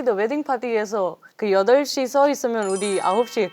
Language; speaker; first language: Korean; non-native, learner; Odia